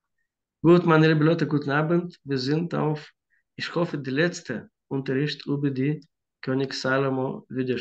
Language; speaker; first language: German; non-native, fluent; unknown